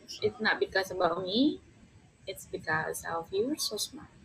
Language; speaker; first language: English; non-native, learner; Indonesian